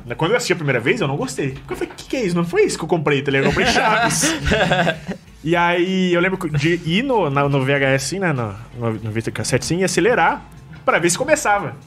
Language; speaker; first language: Portuguese; native; Portuguese